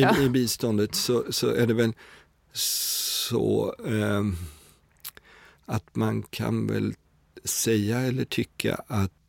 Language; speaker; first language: Swedish; native; Swedish